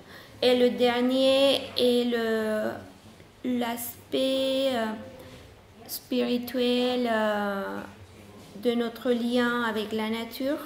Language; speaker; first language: French; non-native, fluent; Spanish